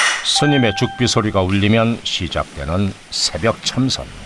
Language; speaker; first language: Korean; native; Korean